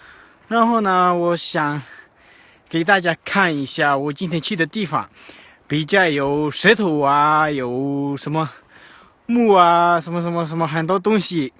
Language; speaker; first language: Chinese; non-native, learner; Tibetan